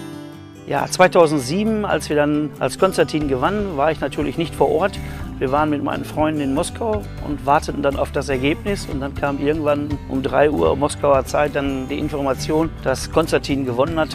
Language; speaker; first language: German; native; German